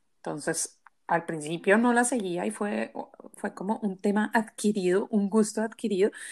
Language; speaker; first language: Spanish; native; Spanish